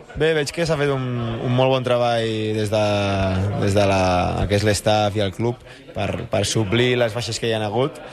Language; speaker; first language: Catalan; native; Catalan